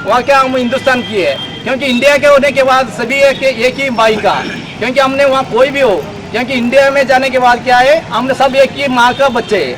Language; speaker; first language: Hindi; non-native, local second language; Kannada